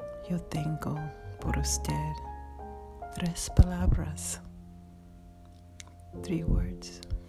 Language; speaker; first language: Spanish; non-native, learner; English